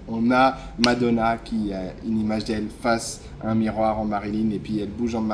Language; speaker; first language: French; native; French